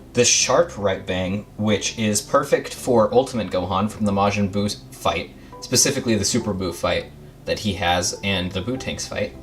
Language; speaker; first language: English; native; English